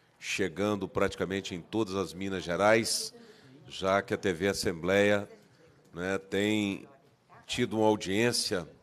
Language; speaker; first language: Portuguese; native; Portuguese